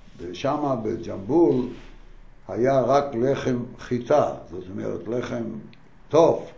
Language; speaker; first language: Hebrew; non-native, fluent; Yiddish